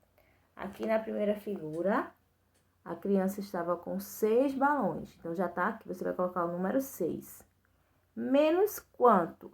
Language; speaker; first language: Portuguese; native; Portuguese